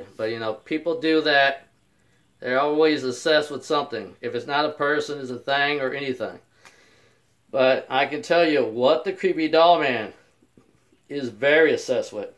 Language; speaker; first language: English; native; English